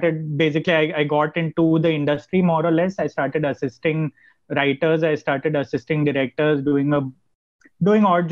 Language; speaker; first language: English; non-native, local second language; Gujarati